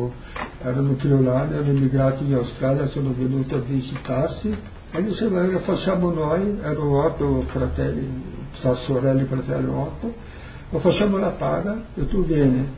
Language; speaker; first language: Italian; early bilingual, heritage; Portuguese